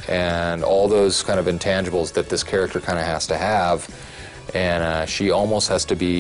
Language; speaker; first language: English; native; English